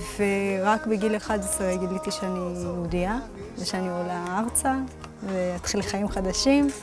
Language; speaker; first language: Hebrew; early bilingual, other home language; Amharic